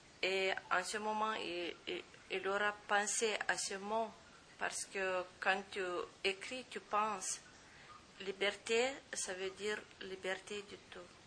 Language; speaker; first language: French; non-native, fluent; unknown